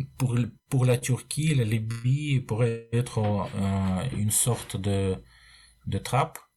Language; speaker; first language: French; non-native, fluent; Russian